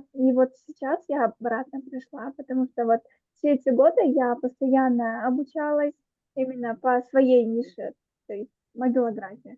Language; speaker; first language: Russian; native; Russian